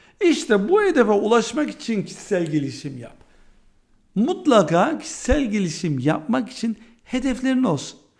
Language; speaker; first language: Turkish; early bilingual, heritage; Turkish